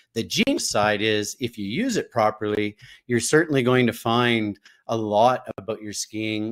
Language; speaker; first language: English; native; English